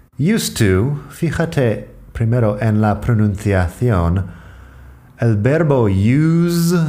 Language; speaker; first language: Spanish; non-native, fluent; English